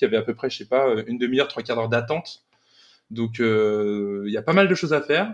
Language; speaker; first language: French; native; French